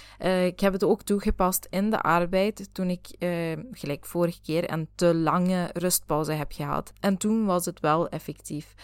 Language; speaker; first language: Dutch; native; Dutch